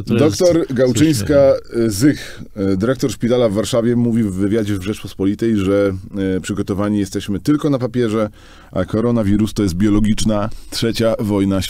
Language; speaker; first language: Polish; native; Polish